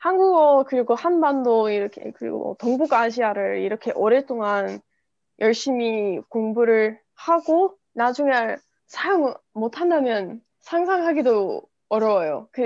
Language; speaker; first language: Korean; non-native, fluent; English